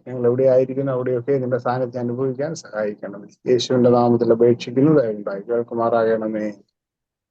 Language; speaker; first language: Malayalam; native; Malayalam